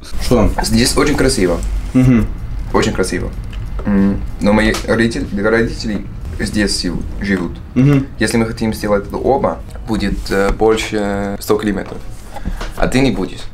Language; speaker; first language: Russian; non-native, learner; Dutch